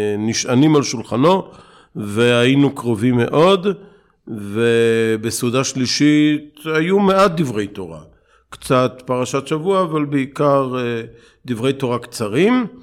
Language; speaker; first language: Hebrew; native; Hebrew